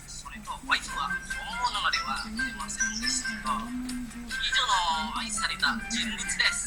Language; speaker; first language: Japanese; non-native, learner; Indonesian